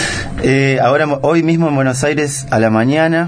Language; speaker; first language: Spanish; native; Spanish